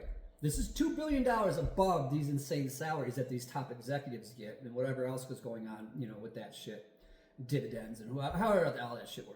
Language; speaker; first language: English; native; English